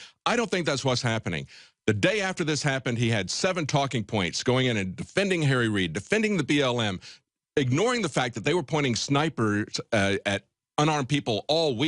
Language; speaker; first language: English; native; English